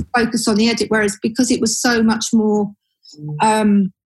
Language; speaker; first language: English; native; English